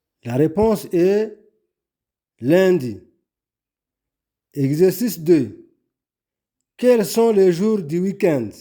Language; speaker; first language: French; non-native, local second language; Kinyarwanda